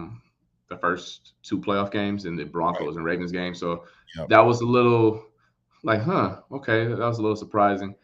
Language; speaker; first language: English; native; English